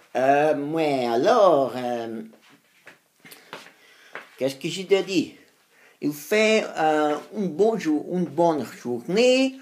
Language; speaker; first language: French; non-native, learner; Spanish